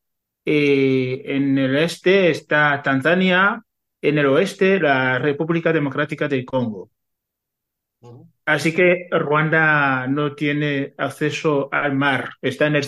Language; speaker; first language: Spanish; non-native, fluent; Kinyarwanda